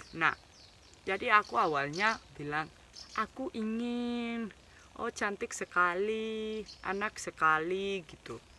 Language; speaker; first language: Indonesian; non-native, fluent; Spanish